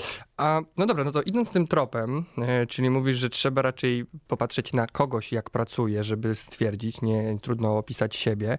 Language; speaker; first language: Polish; native; Polish